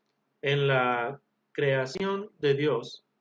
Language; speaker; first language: Spanish; native; Spanish